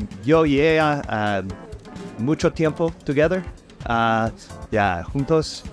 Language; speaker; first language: Spanish; non-native, learner; English